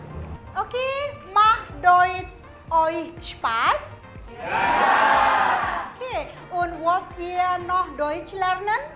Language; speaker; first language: German; non-native, fluent; Indonesian